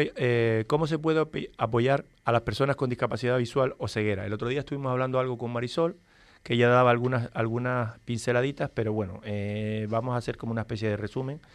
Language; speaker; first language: Spanish; native; Spanish